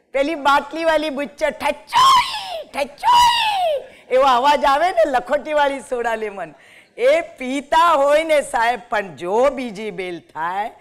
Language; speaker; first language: Gujarati; non-native, local second language; Marathi